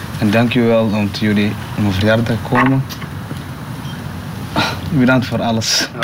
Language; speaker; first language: Dutch; non-native, learner; Somali